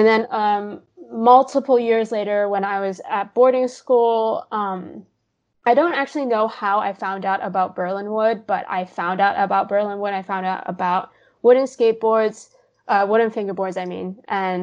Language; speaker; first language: English; non-native, local second language; Cantonese